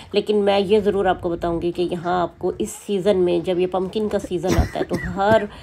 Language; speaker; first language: Urdu; native; Urdu